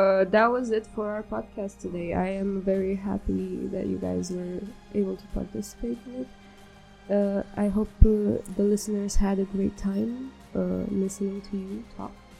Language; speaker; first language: English; non-native, fluent; Romanian